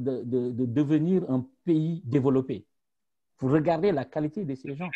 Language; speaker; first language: French; non-native, local second language; Wolof